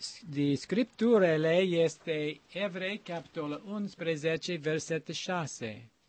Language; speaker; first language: Romanian; non-native, learner; English